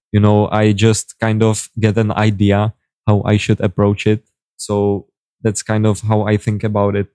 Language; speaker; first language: English; non-native, fluent; Czech